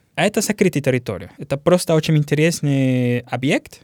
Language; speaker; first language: Russian; non-native, learner; Spanish